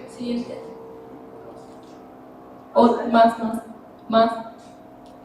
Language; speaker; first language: Spanish; native; Spanish